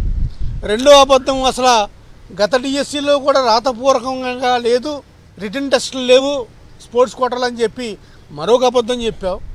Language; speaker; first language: Telugu; native; Telugu